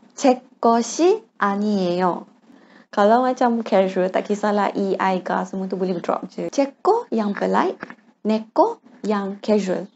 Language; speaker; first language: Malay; native; Malay